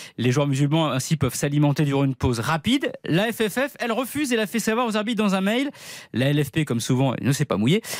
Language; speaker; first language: French; native; French